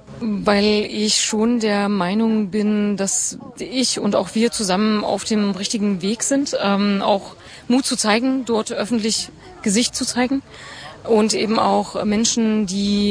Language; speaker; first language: German; native; German